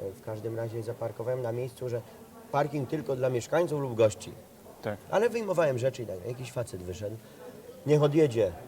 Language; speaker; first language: Polish; native; Polish